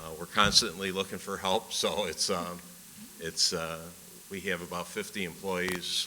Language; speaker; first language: English; native; English